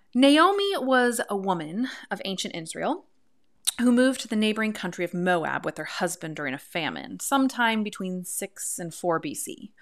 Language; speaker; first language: English; native; English